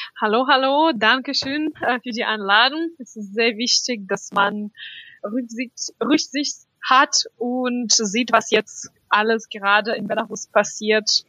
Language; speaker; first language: German; non-native, fluent; Russian